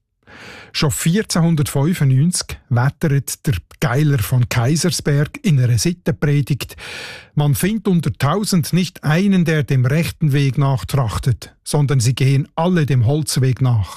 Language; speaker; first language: German; native; German